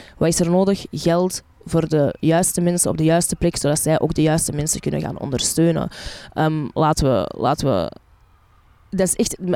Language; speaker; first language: Dutch; early bilingual, other home language; Arabic